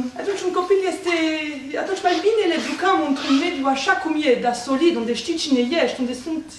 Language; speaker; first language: Romanian; non-native, fluent; French